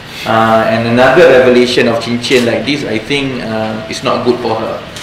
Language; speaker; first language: English; non-native, local second language; Malay